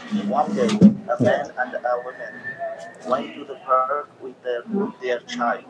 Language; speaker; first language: English; non-native, learner; Bangla